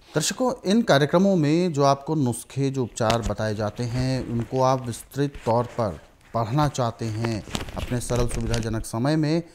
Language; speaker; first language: Hindi; native; Hindi